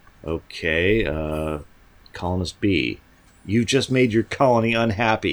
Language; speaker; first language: English; native; English